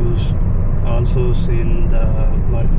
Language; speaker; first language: English; non-native, learner; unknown